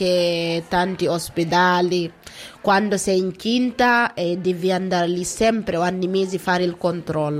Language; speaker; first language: Italian; non-native, learner; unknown